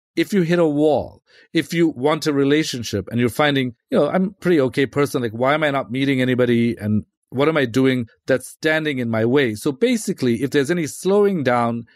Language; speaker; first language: English; native; English